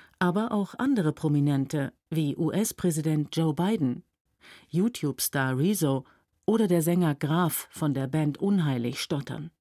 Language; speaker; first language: German; native; German